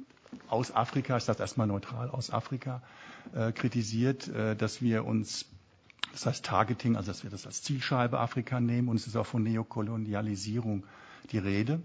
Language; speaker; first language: German; native; German